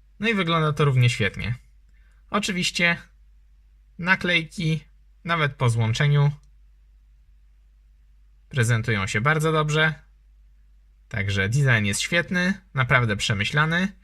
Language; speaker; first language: Polish; native; Polish